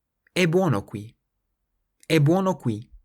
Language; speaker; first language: Italian; non-native, fluent; English